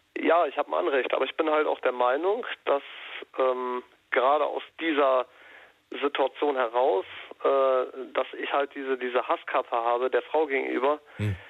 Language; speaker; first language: German; native; German